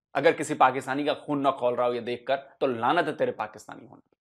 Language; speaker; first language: Hindi; native; Hindi